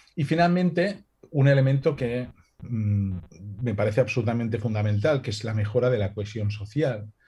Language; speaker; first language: Spanish; non-native, local second language; Catalan